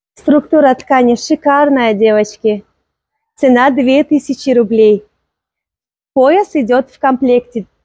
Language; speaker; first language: Russian; non-native, local second language; Tajik